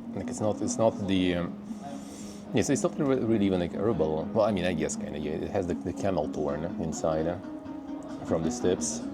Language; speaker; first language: English; non-native, fluent; Russian